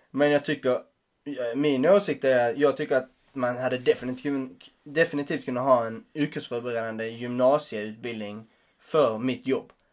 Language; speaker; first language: Swedish; native; Swedish